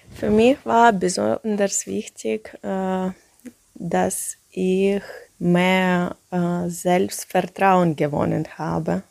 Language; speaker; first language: German; non-native, fluent; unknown